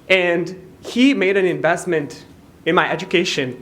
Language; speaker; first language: English; non-native, fluent; Spanish